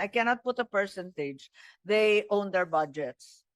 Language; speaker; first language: English; non-native, local second language; Filipino